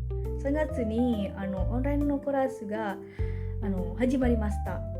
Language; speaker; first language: Japanese; non-native, learner; Indonesian